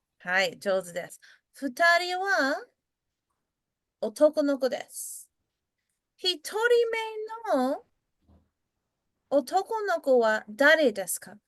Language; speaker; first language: Japanese; non-native, fluent; English